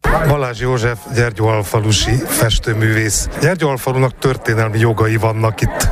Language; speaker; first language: Hungarian; native; Hungarian